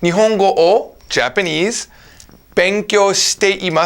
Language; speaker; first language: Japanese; non-native, fluent; English